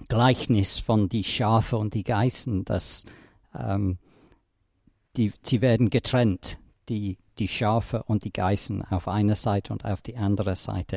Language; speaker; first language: German; non-native, fluent; English